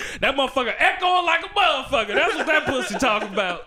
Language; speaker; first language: English; native; English